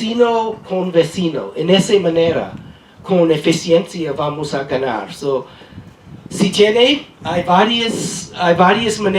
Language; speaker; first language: Spanish; non-native, learner; English